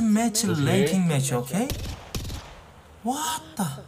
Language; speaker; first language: English; non-native, learner; Korean